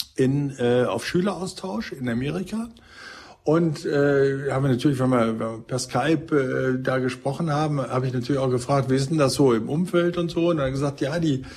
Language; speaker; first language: German; native; German